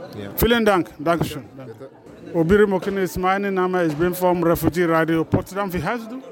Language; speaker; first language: German; non-native, fluent; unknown